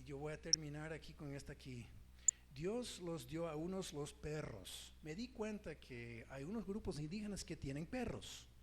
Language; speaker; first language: Spanish; non-native, fluent; English